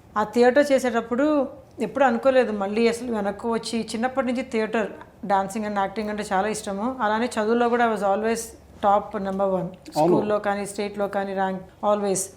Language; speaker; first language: Telugu; native; Telugu